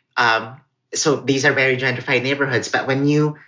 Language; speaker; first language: English; non-native, local second language; Cebuano